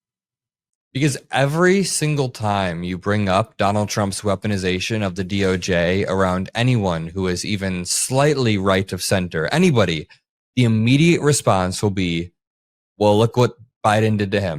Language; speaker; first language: English; native; English